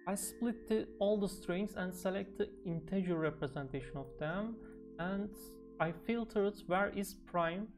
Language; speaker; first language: English; non-native, fluent; Turkish